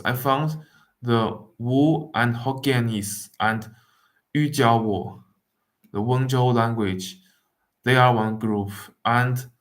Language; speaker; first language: English; non-native, fluent; Wu Chinese